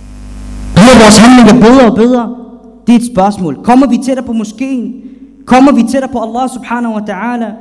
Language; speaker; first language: Danish; non-native, fluent; Arabic